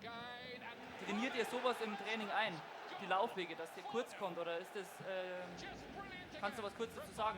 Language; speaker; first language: German; native; German